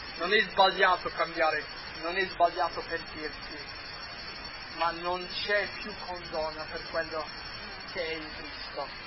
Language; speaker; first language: Italian; non-native, fluent; English